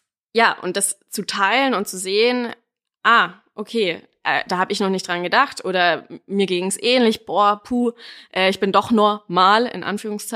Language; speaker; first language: German; native; German